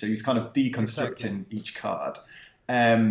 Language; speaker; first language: English; native; English